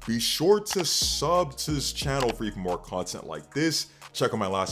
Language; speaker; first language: English; native; English